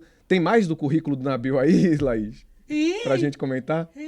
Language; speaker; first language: Portuguese; native; Portuguese